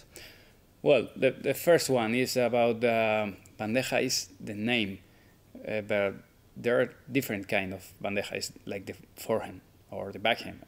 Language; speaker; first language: English; non-native, fluent; Spanish